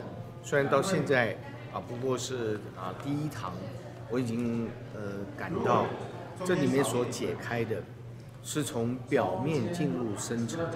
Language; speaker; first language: Chinese; native; Chinese